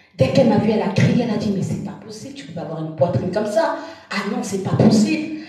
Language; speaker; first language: French; non-native, local second language; Lingala